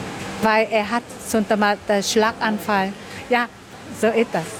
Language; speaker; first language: German; non-native, learner; Vietnamese